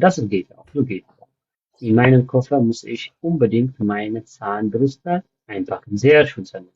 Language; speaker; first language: German; non-native, fluent; Amharic